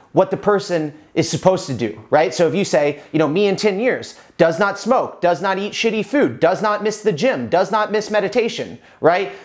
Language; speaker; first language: English; native; English